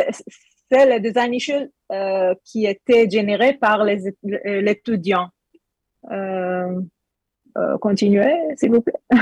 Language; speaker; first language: French; non-native, learner; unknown